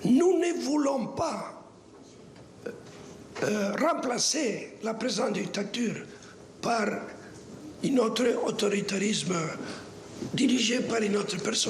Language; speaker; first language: French; non-native, fluent; Spanish